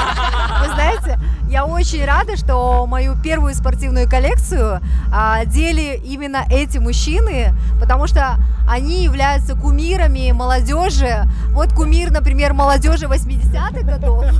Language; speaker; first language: Russian; native; Russian